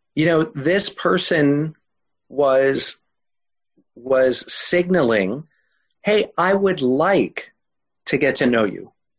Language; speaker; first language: English; native; English